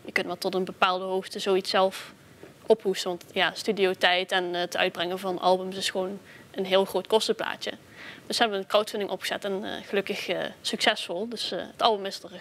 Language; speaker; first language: Dutch; native; Dutch